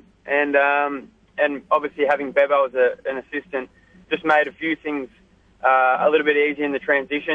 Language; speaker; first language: English; native; English